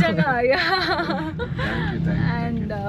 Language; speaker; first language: Telugu; native; Telugu